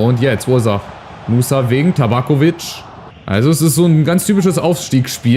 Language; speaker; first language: German; native; German